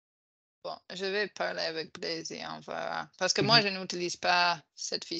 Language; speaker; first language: French; non-native, fluent; English